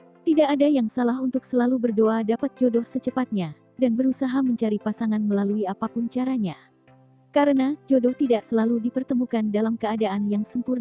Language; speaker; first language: Indonesian; native; Indonesian